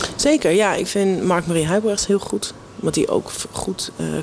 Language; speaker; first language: Dutch; native; Dutch